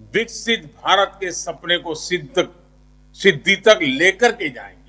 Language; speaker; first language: Hindi; non-native, local second language; Gujarati